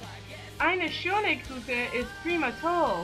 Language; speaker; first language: German; non-native, learner; English